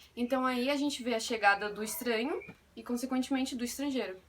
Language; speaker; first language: Portuguese; native; Portuguese